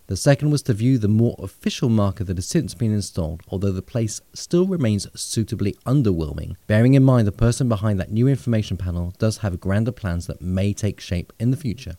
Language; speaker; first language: English; native; English